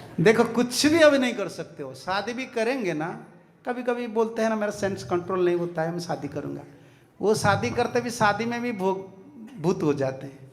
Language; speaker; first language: Hindi; non-native, local second language; Bangla